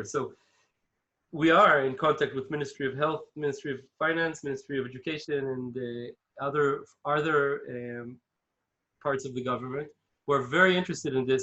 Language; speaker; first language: English; non-native, fluent; Hebrew